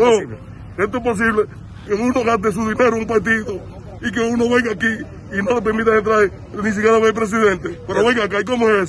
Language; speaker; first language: Spanish; native; Spanish